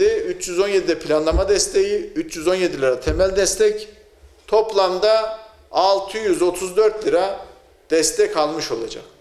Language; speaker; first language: Turkish; native; Turkish